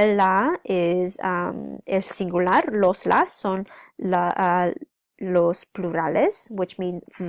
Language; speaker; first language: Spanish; non-native, fluent; English